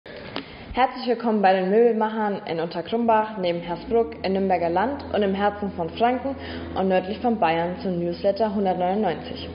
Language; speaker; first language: German; native; German